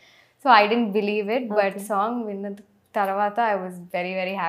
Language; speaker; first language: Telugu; non-native, local second language; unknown